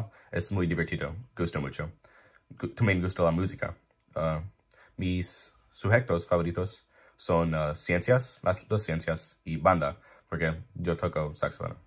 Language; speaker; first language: Spanish; non-native, learner; English